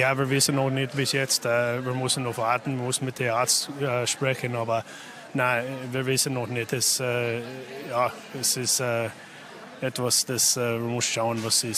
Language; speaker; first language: German; non-native, fluent; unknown